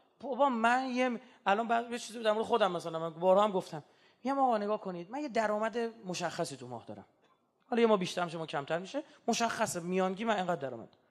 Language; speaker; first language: Persian; native; Persian